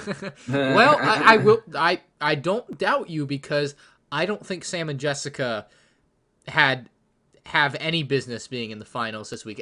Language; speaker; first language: English; native; English